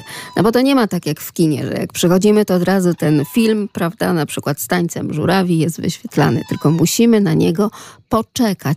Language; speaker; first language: Polish; native; Polish